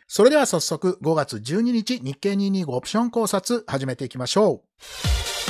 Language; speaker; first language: Japanese; native; Japanese